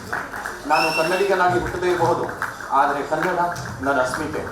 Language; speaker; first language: Kannada; non-native, fluent; Hindi